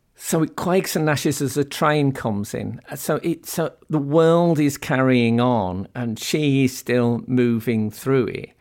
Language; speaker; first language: English; native; English